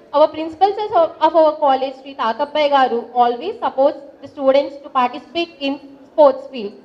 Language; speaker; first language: English; non-native, local second language; Telugu